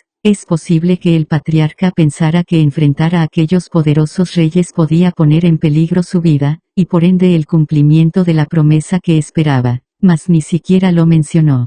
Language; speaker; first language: Spanish; native; Spanish